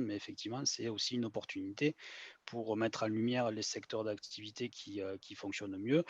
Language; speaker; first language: French; native; French